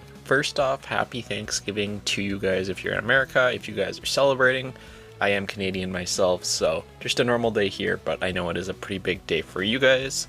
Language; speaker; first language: English; native; English